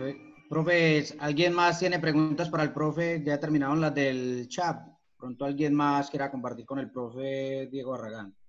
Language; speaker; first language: Spanish; native; Spanish